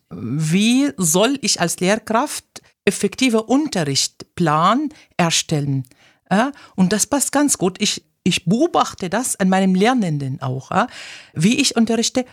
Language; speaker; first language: German; non-native, fluent; Arabic